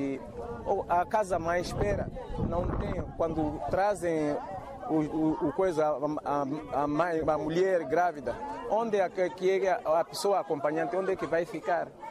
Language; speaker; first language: Portuguese; non-native, local second language; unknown